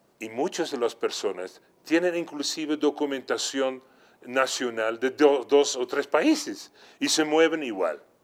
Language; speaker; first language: Spanish; non-native, fluent; Dutch